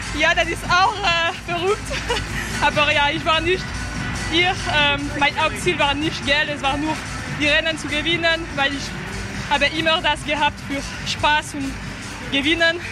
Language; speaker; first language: German; non-native, local second language; French